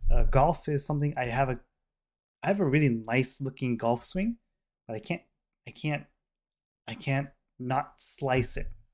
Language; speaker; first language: English; native; English